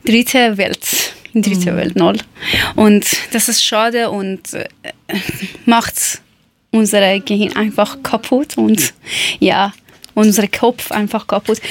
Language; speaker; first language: German; non-native, learner; Persian